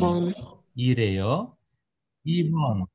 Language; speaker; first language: Korean; non-native, fluent; Russian